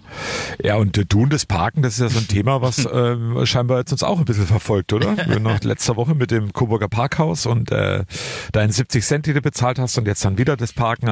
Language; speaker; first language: German; native; German